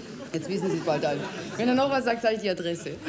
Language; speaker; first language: German; native; German